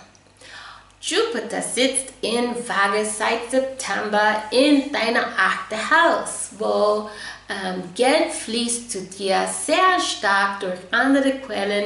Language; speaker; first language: German; non-native, fluent; English